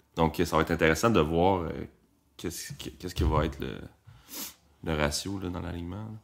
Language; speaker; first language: French; native; French